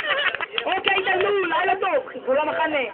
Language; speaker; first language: Hebrew; native; Hebrew